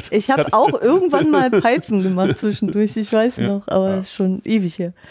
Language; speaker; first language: German; native; German